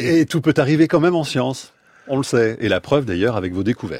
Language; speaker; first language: French; native; French